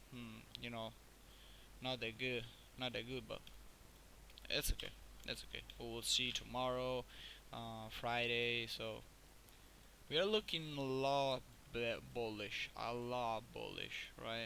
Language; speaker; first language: English; non-native, fluent; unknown